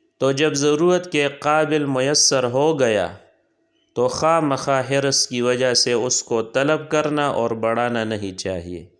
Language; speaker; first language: Urdu; native; Urdu